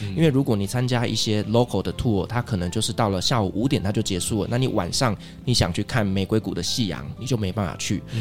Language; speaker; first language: Chinese; native; Chinese